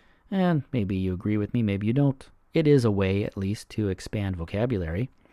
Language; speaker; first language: English; native; English